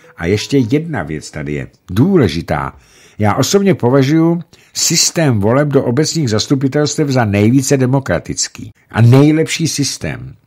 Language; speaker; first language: Czech; native; Czech